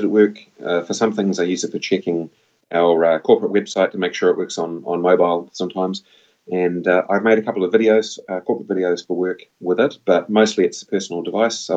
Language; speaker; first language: English; native; English